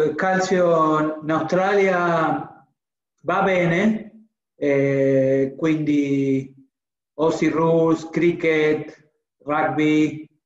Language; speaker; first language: Italian; non-native, fluent; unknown